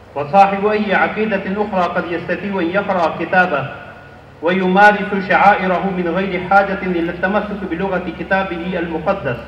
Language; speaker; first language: Arabic; non-native, fluent; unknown